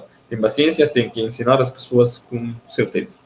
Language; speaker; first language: Portuguese; non-native, learner; Arabic